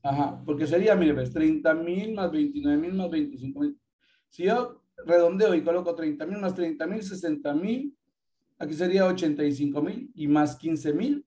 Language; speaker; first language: Spanish; native; Spanish